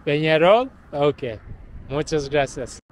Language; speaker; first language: Spanish; non-native, fluent; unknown